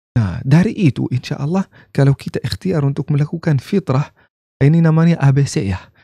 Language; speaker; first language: Indonesian; non-native, fluent; Arabic